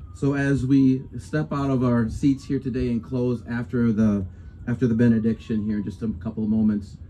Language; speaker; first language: English; native; English